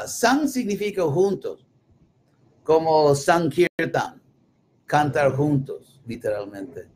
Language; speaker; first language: Spanish; non-native, fluent; English